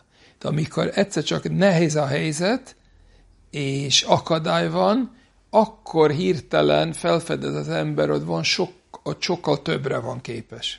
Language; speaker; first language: Hungarian; non-native, fluent; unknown